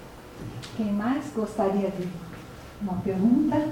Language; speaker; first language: Spanish; non-native, learner; Portuguese